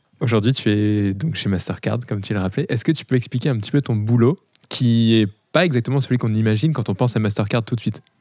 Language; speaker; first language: French; native; French